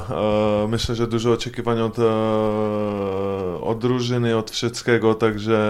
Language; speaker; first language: Polish; non-native, fluent; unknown